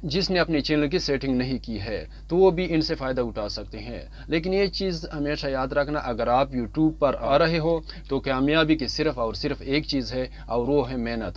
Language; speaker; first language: Urdu; non-native, local second language; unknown